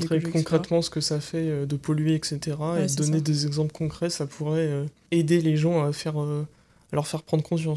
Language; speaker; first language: French; native; French